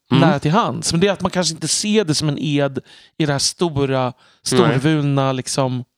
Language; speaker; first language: Swedish; native; Swedish